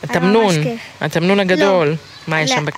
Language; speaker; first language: Hebrew; native; Hebrew